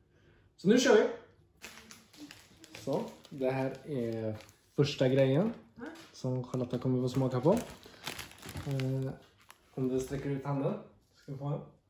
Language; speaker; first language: Swedish; native; Swedish